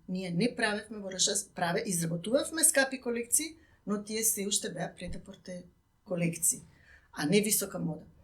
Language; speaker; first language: Macedonian; native; Macedonian